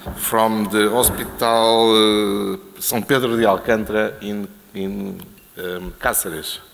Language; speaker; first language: English; non-native, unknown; Portuguese